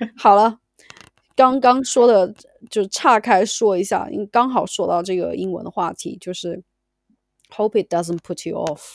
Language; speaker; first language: Chinese; native; Chinese